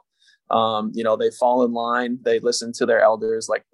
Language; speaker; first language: English; native; English